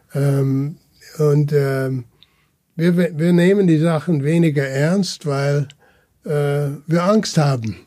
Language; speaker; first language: German; early bilingual, heritage; German